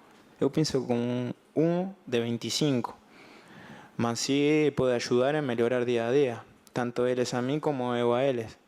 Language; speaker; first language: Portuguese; non-native, learner; Spanish